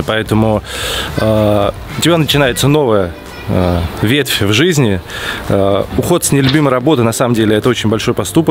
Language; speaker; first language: Russian; native; Russian